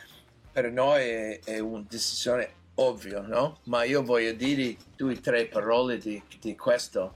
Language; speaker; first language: Italian; non-native, learner; English